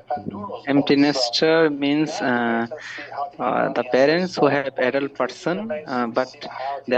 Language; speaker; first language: English; non-native, learner; Bangla